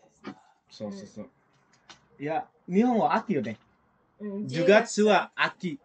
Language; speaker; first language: Japanese; non-native, fluent; Indonesian